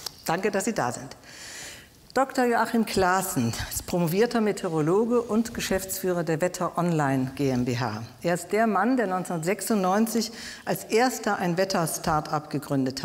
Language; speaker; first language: German; native; German